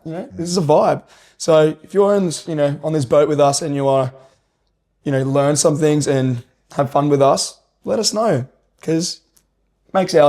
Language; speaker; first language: English; native; English